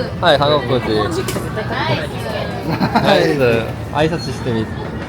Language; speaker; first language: Japanese; non-native, fluent; Korean